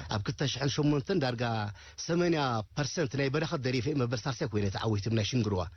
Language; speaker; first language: Tigrinya; native; Tigrinya